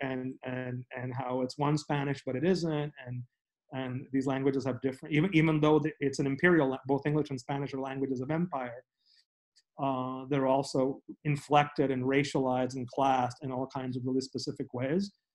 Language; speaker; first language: English; early bilingual, other home language; Spanish